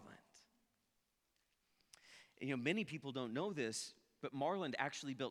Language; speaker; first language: English; native; English